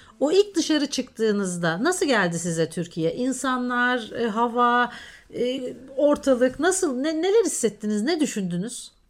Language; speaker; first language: Turkish; native; Turkish